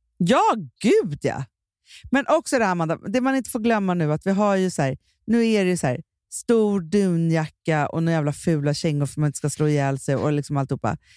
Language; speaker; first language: Swedish; native; Swedish